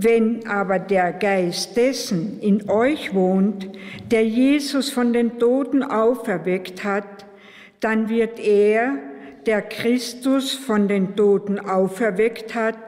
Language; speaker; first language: German; native; German